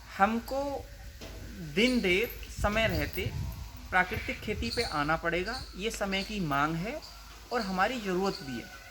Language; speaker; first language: Hindi; native; Hindi